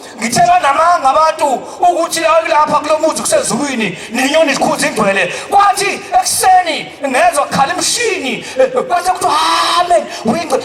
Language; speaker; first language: Zulu; native; Zulu